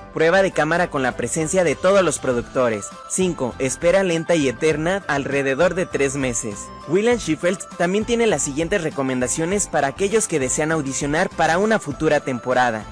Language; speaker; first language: Spanish; native; Spanish